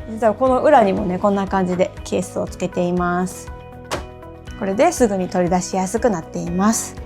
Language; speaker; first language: Japanese; native; Japanese